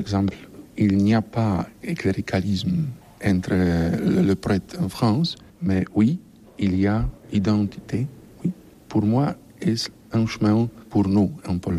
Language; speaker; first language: French; non-native, learner; Polish